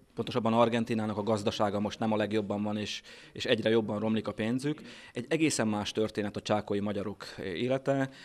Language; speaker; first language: Hungarian; native; Hungarian